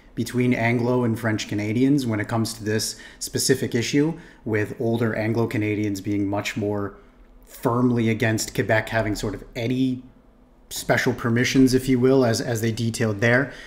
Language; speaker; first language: English; native; English